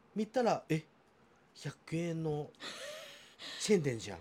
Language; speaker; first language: Japanese; non-native, fluent; Chinese